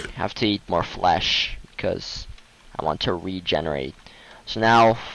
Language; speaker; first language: English; non-native, fluent; Russian